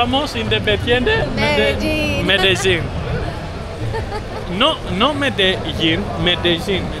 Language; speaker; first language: Spanish; non-native, learner; Greek